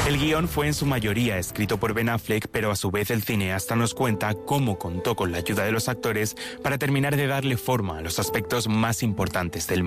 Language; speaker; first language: Spanish; native; Spanish